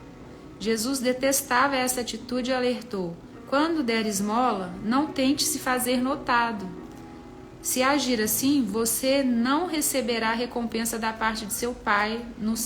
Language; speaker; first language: Portuguese; native; Portuguese